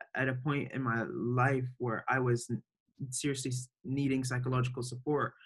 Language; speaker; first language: English; early bilingual, other home language; Arabic